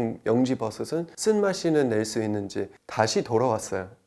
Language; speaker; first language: Korean; non-native, fluent; English